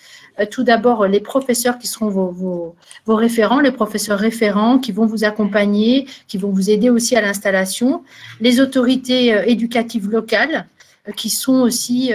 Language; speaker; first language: French; native; French